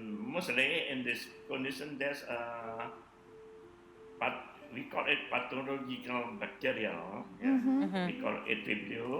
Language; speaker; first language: English; non-native, learner; Indonesian